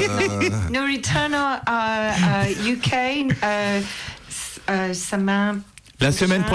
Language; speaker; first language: French; non-native, learner; English